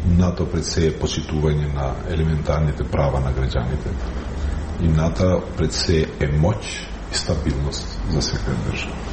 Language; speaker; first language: Macedonian; non-native, local second language; Albanian